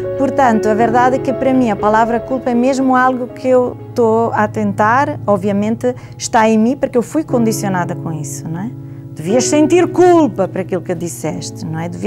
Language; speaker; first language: Portuguese; non-native, fluent; Italian